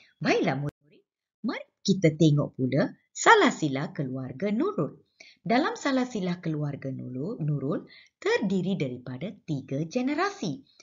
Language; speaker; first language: Malay; non-native, local second language; Tamil